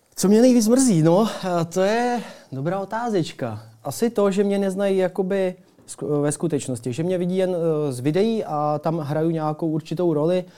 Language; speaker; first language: Czech; early bilingual, other home language; Ukrainian